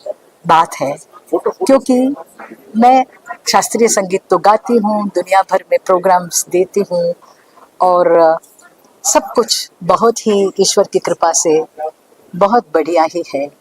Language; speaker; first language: Hindi; non-native, fluent; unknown